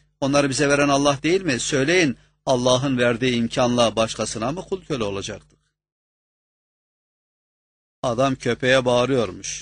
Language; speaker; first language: Turkish; native; Turkish